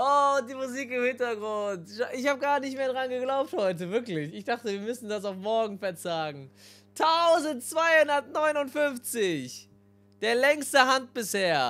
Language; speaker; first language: German; native; German